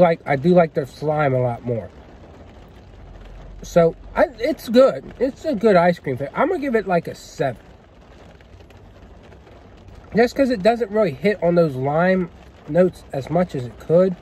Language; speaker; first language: English; native; English